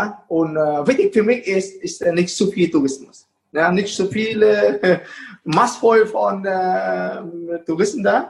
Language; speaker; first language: German; non-native, fluent; Vietnamese